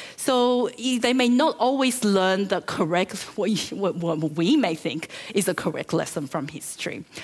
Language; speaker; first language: English; early bilingual, other home language; Chinese